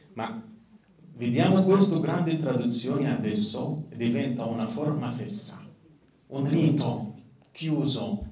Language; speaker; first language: Italian; non-native, fluent; Arabic